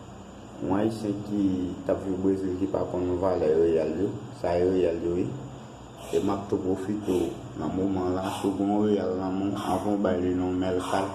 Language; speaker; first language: French; non-native, learner; Haitian Creole